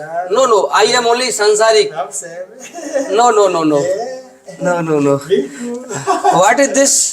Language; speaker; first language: Hindi; native; Hindi